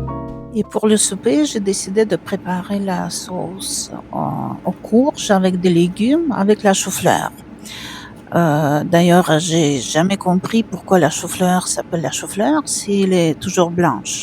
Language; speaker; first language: French; non-native, fluent; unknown